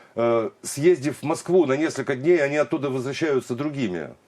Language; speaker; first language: Russian; native; Russian